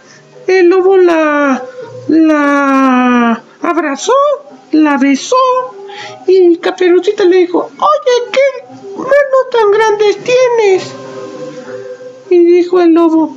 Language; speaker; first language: Spanish; native; Spanish